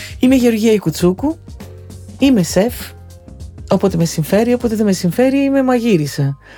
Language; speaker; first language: Greek; native; Greek